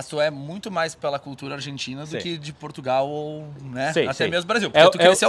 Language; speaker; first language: Portuguese; native; Portuguese